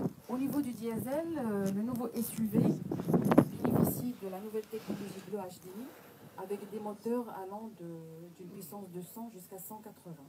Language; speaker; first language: French; non-native, local second language; Arabic